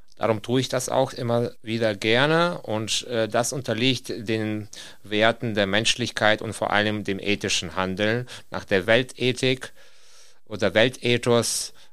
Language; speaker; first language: German; non-native, fluent; Russian